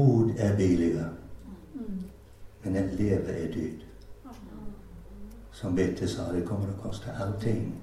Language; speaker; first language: Swedish; non-native, fluent; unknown